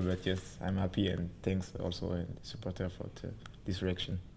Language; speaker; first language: English; non-native, learner; French